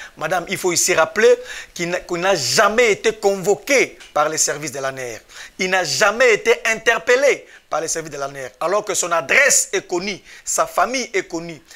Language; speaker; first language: French; non-native, local second language; Lingala